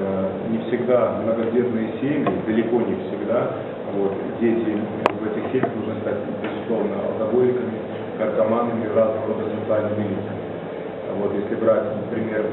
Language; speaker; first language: Russian; native; Russian